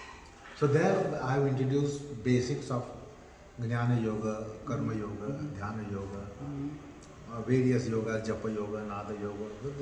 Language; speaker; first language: English; non-native, fluent; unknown